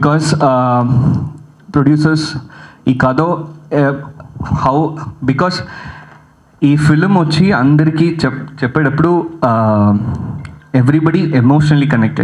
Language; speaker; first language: Telugu; early bilingual, heritage; Telugu